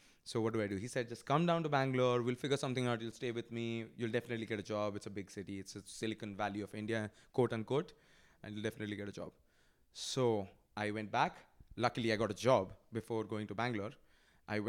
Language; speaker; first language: English; non-native, local second language; Odia